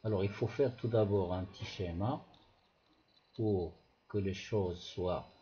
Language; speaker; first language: French; non-native, local second language; Arabic